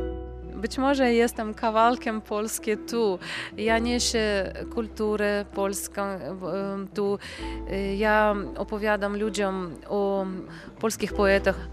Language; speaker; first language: Polish; non-native, fluent; Russian